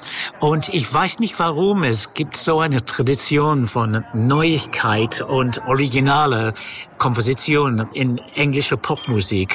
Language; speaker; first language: German; non-native, fluent; English